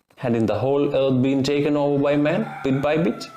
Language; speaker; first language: English; non-native, local second language; Malayalam